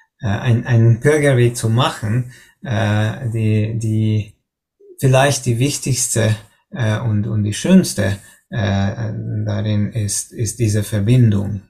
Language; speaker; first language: German; non-native, learner; Hungarian